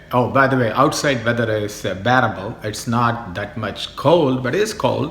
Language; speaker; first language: English; non-native, local second language; Tamil